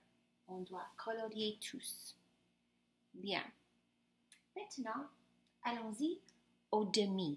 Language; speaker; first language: French; non-native, fluent; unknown